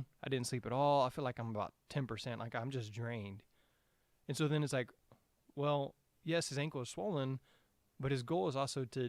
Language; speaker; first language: English; native; English